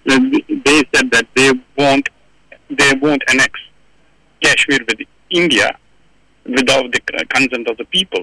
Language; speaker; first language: English; non-native, local second language; Kashmiri